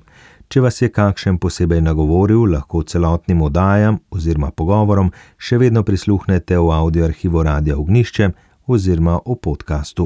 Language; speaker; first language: Slovenian; native; Slovenian